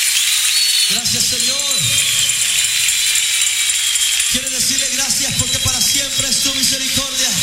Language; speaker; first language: Spanish; native; Spanish